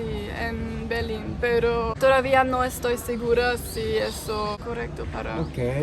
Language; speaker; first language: Spanish; non-native, fluent; German